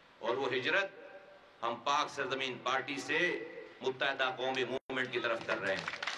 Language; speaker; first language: Urdu; native; Urdu